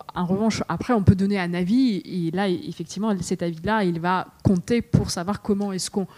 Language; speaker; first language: French; non-native, fluent; Russian